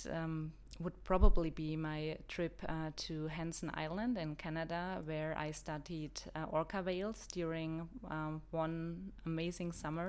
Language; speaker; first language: English; non-native, fluent; German